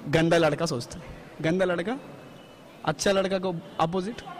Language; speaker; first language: Hindi; non-native, fluent; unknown